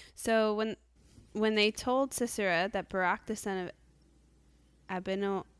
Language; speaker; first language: English; native; English